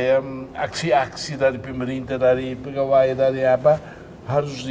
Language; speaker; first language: Indonesian; non-native, fluent; Tetum